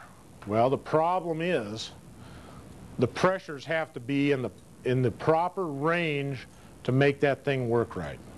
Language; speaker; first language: English; native; English